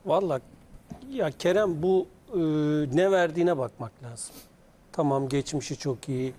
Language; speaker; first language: Turkish; native; Turkish